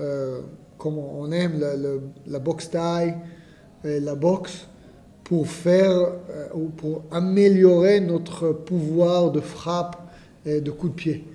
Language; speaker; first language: French; non-native, fluent; Hebrew